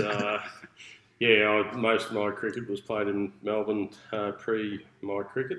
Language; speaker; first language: English; native; English